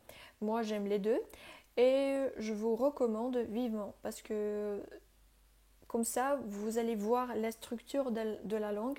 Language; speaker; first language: French; non-native, fluent; Russian